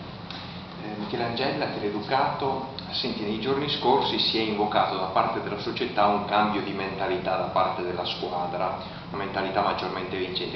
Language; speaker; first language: Italian; native; Italian